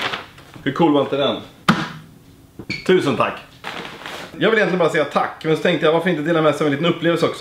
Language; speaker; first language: Swedish; native; Swedish